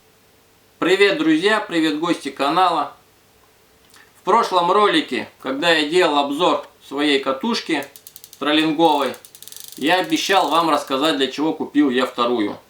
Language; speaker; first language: Russian; native; Russian